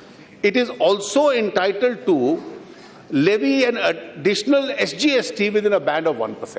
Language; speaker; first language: English; non-native, local second language; Hindi